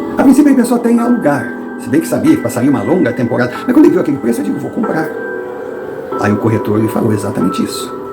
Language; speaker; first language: Portuguese; non-native, fluent; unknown